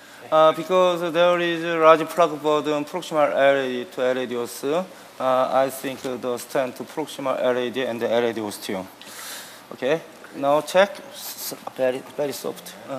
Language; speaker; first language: English; non-native, learner; Korean